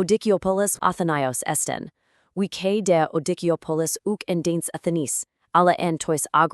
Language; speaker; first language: Greek; non-native, learner; English